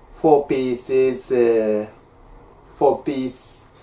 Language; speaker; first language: English; non-native, learner; Japanese